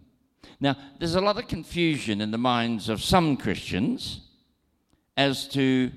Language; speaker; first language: English; native; English